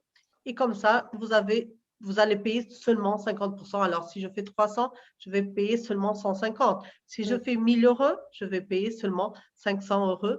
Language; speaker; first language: French; non-native, fluent; Portuguese